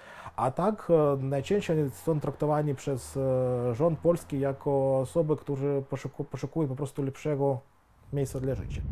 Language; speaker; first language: Polish; non-native, fluent; Ukrainian